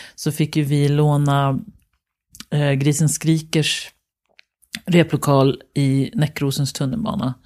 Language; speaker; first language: Swedish; native; Swedish